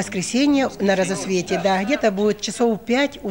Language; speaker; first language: Russian; native; Russian